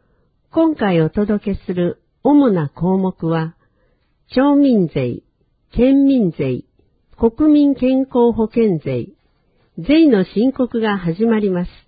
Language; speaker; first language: Japanese; native; Japanese